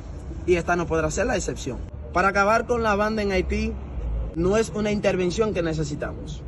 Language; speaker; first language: Spanish; non-native, fluent; Haitian Creole